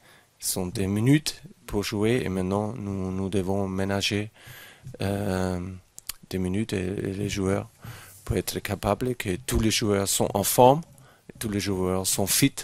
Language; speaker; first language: French; non-native, fluent; German